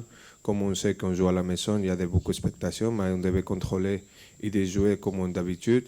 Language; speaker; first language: French; non-native, fluent; Spanish